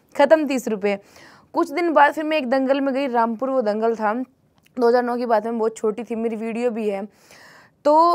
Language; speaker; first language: Hindi; native; Hindi